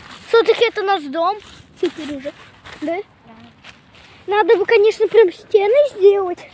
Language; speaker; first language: Russian; native; Russian